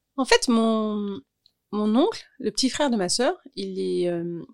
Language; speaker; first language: French; native; French